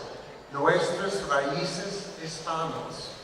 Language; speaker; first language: Spanish; non-native, learner; English